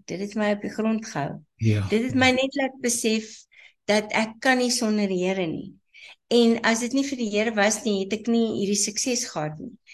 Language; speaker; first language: Afrikaans; native; Afrikaans